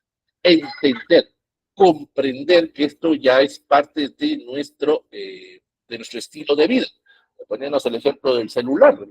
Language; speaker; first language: Spanish; native; Spanish